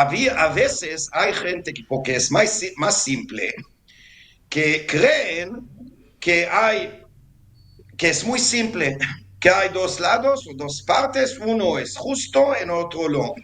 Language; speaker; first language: Spanish; non-native, fluent; Hebrew